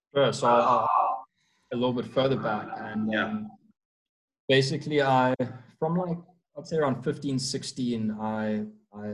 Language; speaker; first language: English; native; English